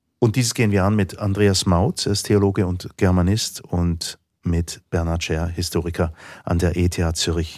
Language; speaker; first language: German; native; German